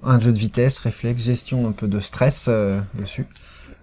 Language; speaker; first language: French; native; French